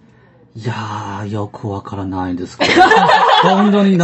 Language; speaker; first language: Japanese; non-native, fluent; Chinese